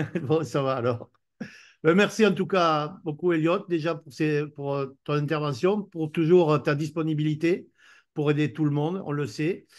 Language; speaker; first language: French; native; French